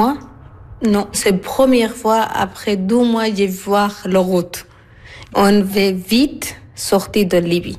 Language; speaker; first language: French; non-native, learner; Arabic